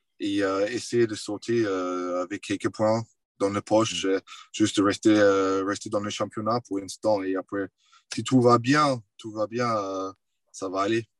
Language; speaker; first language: French; non-native, fluent; English